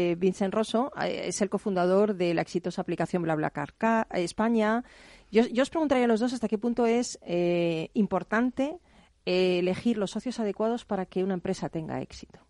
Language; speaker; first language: Spanish; native; Spanish